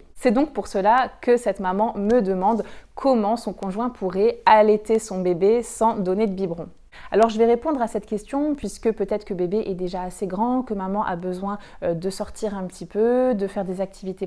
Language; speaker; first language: French; native; French